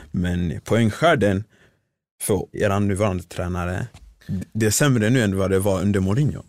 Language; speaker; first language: Swedish; early bilingual, other home language; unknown